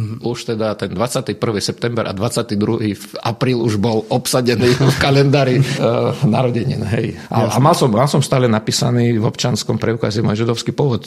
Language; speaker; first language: Slovak; non-native, fluent; Russian